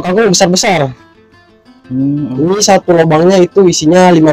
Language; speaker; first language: Indonesian; native; Indonesian